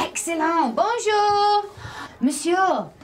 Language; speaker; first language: French; non-native, learner; English